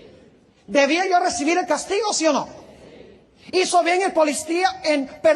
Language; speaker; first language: Spanish; native; Spanish